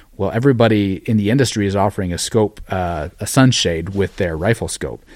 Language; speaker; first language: English; native; English